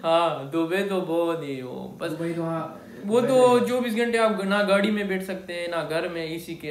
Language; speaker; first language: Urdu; non-native, local second language; Pashto